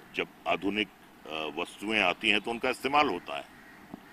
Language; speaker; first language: Hindi; native; Hindi